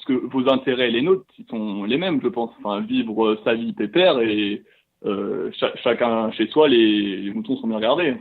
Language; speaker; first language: French; native; French